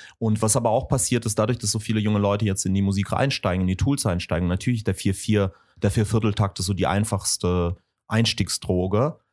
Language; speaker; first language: German; early bilingual, other home language; Russian